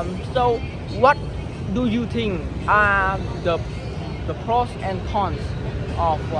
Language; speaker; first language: English; non-native, learner; Vietnamese